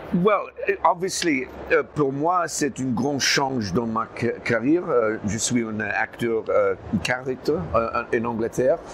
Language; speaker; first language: French; non-native, learner; English